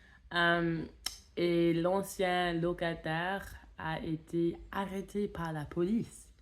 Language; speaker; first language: French; non-native, fluent; English